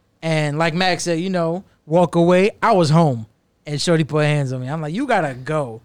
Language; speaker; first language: English; native; English